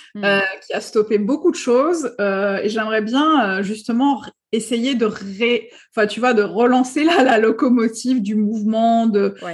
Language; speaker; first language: French; non-native, local second language; Arabic